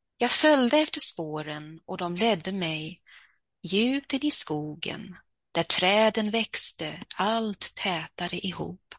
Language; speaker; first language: Swedish; early bilingual, heritage; Swedish